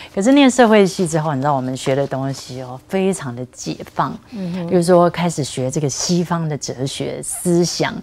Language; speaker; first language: Chinese; native; Chinese